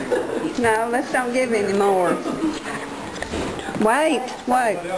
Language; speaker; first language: English; native; English